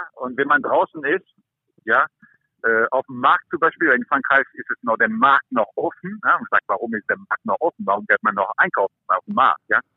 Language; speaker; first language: German; non-native, fluent; French